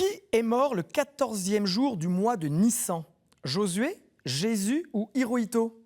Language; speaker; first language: French; native; French